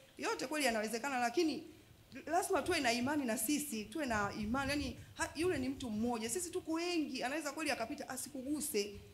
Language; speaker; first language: Swahili; native; Swahili